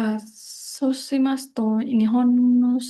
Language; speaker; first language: Japanese; non-native, fluent; Indonesian